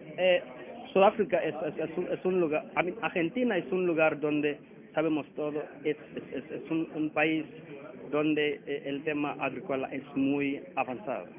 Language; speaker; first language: Spanish; non-native, learner; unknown